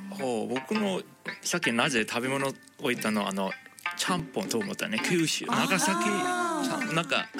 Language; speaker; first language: Japanese; non-native, fluent; Cantonese